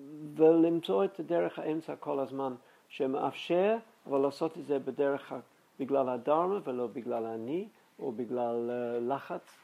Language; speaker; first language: Hebrew; non-native, fluent; English